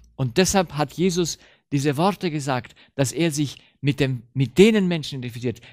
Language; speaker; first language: German; early bilingual, heritage; Romanian